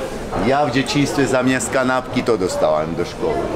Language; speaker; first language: Polish; non-native, fluent; Georgian